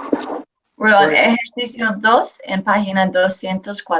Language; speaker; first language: Spanish; non-native, fluent; English